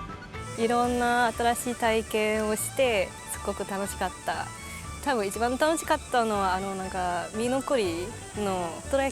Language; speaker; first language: Japanese; non-native, learner; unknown